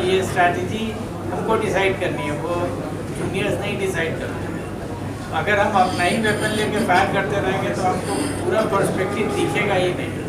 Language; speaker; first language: Hindi; native; Hindi